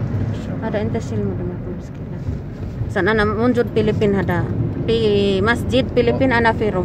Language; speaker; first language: Arabic; non-native, learner; Filipino